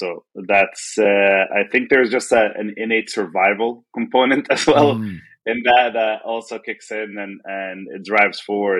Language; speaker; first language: English; non-native, fluent; Arabic